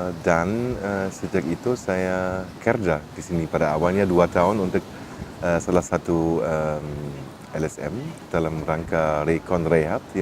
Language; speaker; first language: Indonesian; non-native, fluent; German